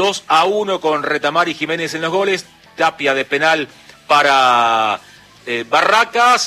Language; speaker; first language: Spanish; native; Spanish